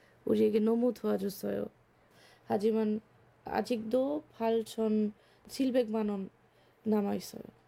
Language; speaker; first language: Korean; non-native, learner; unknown